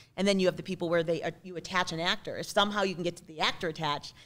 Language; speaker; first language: English; native; English